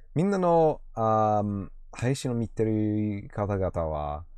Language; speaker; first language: Japanese; non-native, learner; English